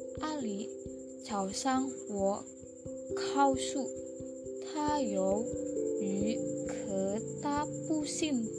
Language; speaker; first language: Chinese; non-native, learner; Vietnamese